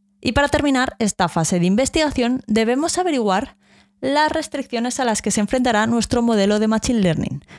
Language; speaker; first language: Spanish; native; Spanish